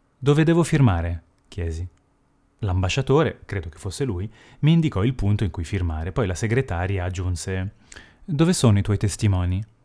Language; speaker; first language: Italian; early bilingual, heritage; Italian